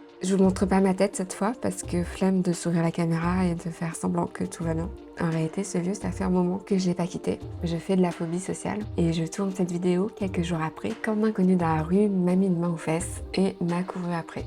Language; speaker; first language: French; native; French